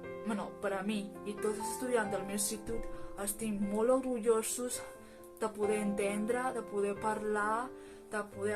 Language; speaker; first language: Catalan; early bilingual, other home language; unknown